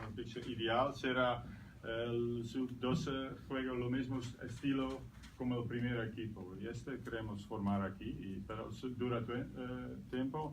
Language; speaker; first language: Spanish; non-native, learner; Dutch